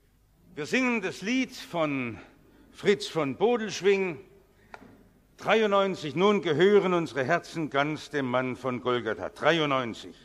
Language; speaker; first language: German; native; German